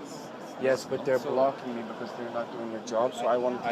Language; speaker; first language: English; native; English